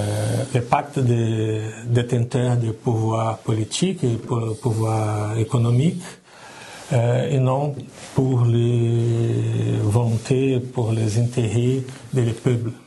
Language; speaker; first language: French; non-native, learner; Portuguese